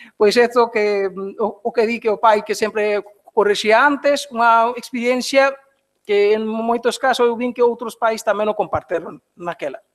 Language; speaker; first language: Galician; non-native, fluent; Bangla